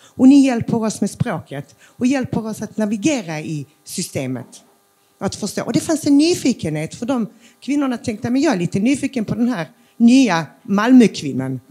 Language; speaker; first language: Swedish; early bilingual, other home language; Macedonian